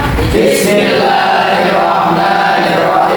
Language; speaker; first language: Arabic; non-native, fluent; Indonesian